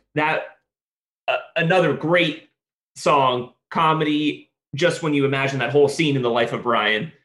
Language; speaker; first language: English; native; English